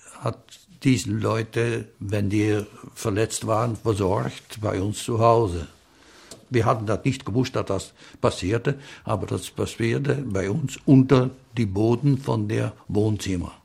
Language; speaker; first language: German; non-native, learner; Dutch